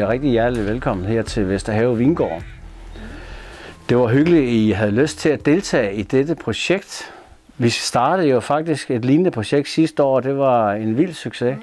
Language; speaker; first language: Danish; native; Danish